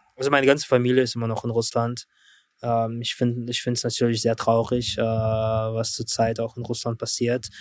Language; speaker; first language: German; early bilingual, other home language; Russian